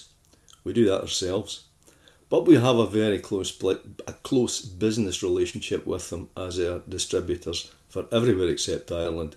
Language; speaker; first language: English; native; English